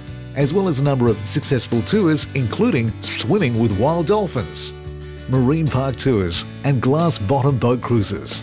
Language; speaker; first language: English; native; English